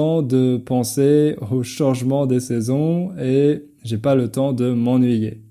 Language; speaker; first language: French; native; French